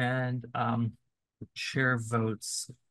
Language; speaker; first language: English; native; English